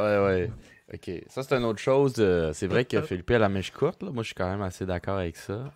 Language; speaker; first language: French; native; French